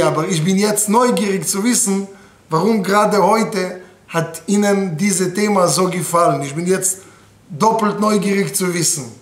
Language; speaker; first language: German; non-native, fluent; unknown